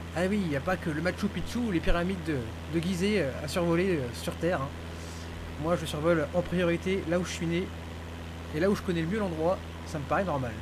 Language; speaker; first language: French; native; French